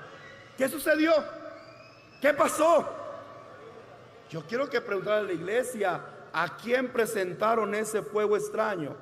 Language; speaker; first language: Spanish; native; Spanish